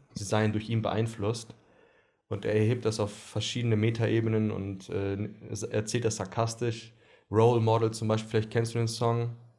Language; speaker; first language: German; early bilingual, other home language; Greek